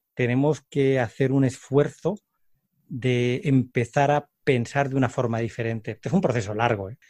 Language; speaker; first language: Spanish; native; Spanish